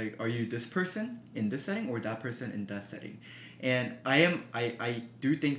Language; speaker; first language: English; early bilingual, other home language; Korean